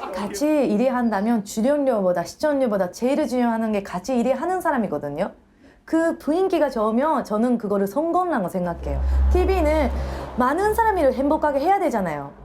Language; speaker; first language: Korean; non-native, fluent; Japanese